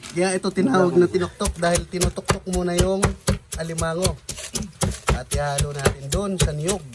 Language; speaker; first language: Filipino; non-native, local second language; Bikol